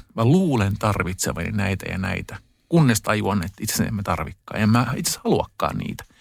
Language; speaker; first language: Finnish; early bilingual, heritage; Finnish